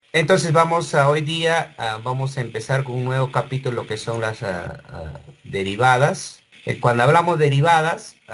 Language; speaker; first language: Spanish; native; Spanish